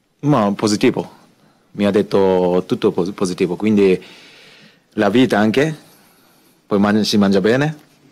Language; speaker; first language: Italian; non-native, learner; Japanese